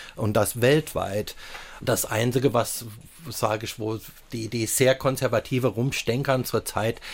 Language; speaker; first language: German; non-native, fluent; English